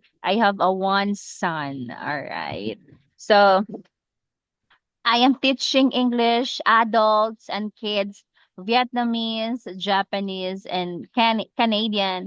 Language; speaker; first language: English; non-native, local second language; Cebuano